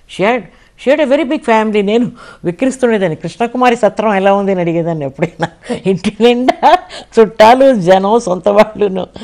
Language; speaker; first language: Telugu; non-native, local second language; English